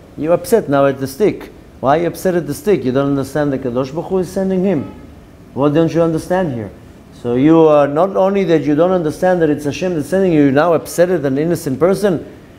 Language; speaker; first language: English; non-native, fluent; Hebrew